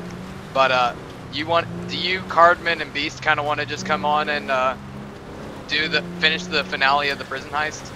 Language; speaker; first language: English; native; English